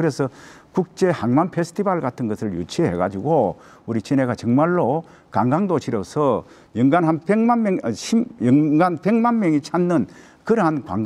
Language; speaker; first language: Korean; native; Korean